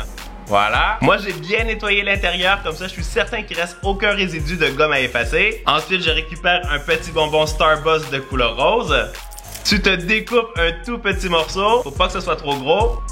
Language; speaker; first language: French; native; French